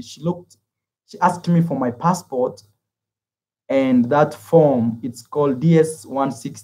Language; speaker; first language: English; non-native, fluent; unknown